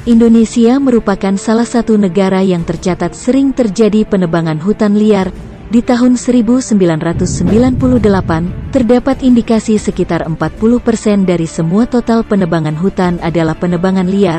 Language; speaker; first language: Indonesian; native; Indonesian